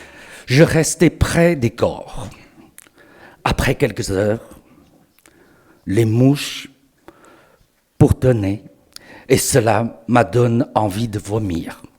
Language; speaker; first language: French; non-native, fluent; Chinese